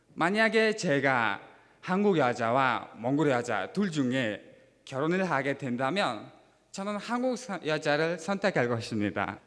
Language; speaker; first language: Korean; non-native, fluent; Mongolian